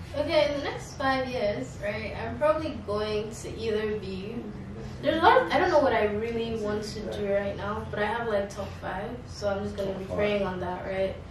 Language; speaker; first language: English; non-native, local second language; Yoruba